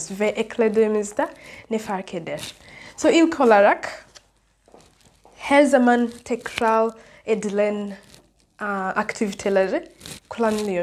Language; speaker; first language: Turkish; non-native, fluent; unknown